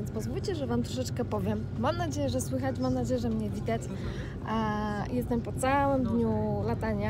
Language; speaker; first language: Polish; native; Polish